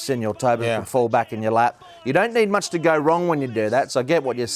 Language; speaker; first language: English; native; English